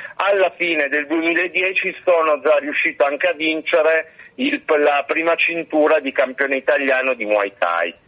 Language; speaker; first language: Italian; native; Italian